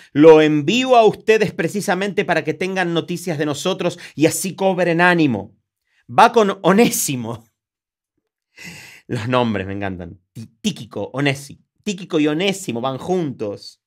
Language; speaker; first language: Spanish; native; Spanish